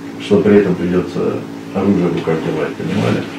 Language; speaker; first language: Russian; native; Russian